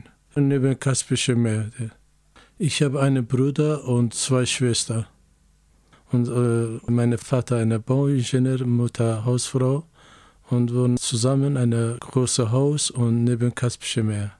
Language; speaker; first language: German; non-native, learner; Azerbaijani